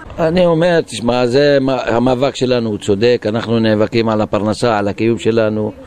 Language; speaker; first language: Hebrew; non-native, local second language; Arabic